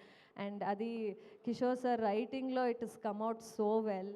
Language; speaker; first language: Telugu; non-native, fluent; Kannada